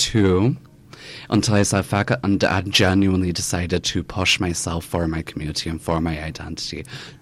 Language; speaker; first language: English; native; English